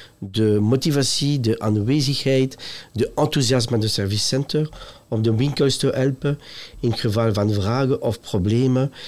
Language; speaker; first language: Dutch; non-native, local second language; French